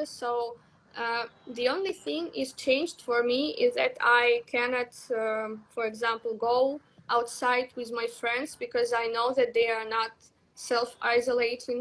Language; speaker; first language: English; non-native, learner; Russian